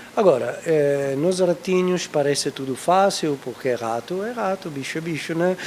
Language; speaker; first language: Portuguese; non-native, fluent; Italian